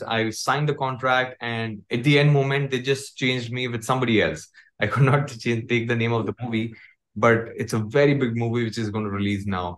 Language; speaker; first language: English; non-native, local second language; Hindi